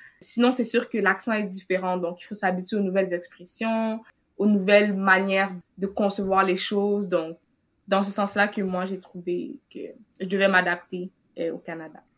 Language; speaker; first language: French; early bilingual, other home language; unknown